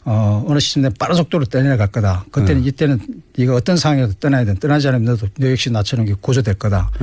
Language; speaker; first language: Korean; native; Korean